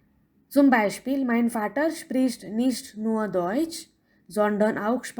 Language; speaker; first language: German; non-native, fluent; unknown